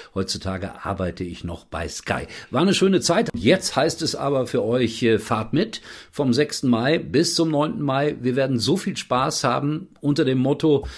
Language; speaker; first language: German; native; German